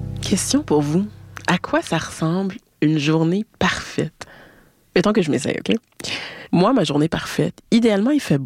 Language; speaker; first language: French; native; French